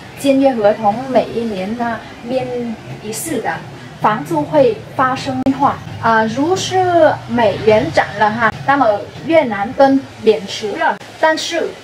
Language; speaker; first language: Chinese; non-native, fluent; Vietnamese